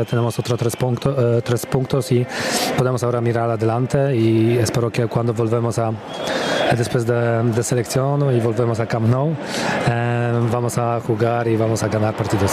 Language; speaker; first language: Spanish; non-native, fluent; Polish